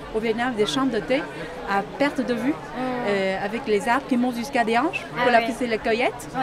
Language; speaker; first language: French; non-native, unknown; Vietnamese